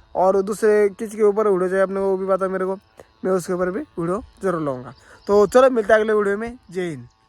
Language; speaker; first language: Hindi; non-native, local second language; Marathi